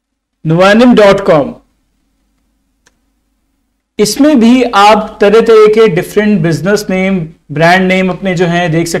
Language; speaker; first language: Hindi; native; Hindi